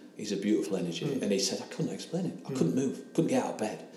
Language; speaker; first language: English; native; English